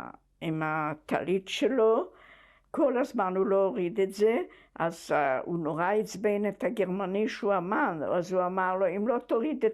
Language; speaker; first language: Hebrew; non-native, fluent; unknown